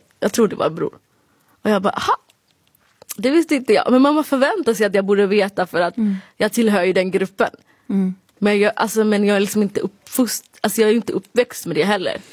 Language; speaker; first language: Swedish; early bilingual, other home language; Somali